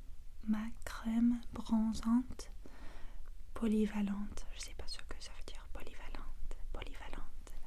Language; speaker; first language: French; non-native, learner; English